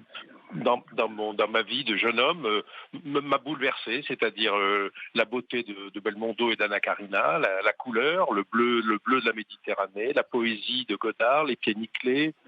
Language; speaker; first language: French; native; French